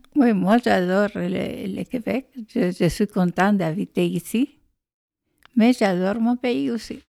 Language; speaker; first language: French; non-native, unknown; Spanish